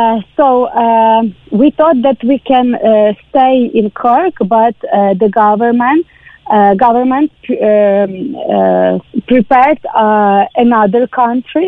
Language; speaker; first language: English; non-native, learner; Ukrainian